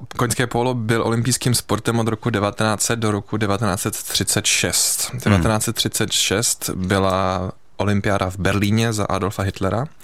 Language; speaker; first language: Czech; early bilingual, heritage; Czech